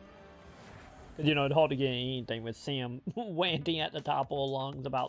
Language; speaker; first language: English; native; English